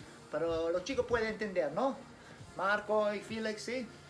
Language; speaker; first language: Spanish; non-native, learner; English